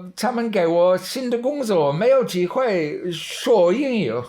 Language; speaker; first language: Chinese; non-native, learner; English